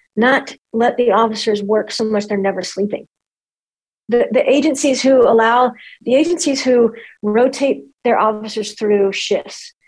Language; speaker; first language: English; native; English